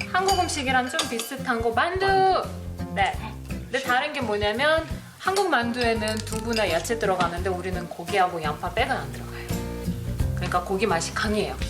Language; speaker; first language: Korean; non-native, fluent; Russian